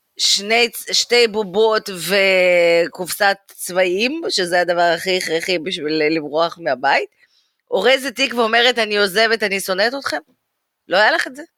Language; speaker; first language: Hebrew; early bilingual, other home language; Russian